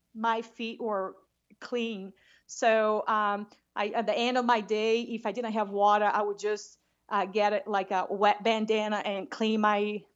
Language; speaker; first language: English; non-native, fluent; Portuguese